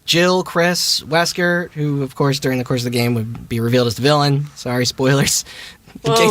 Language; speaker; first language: English; native; English